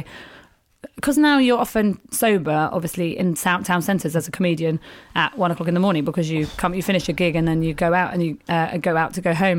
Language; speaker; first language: English; native; English